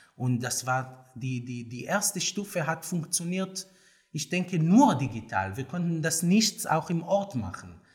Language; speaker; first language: German; non-native, learner; Hebrew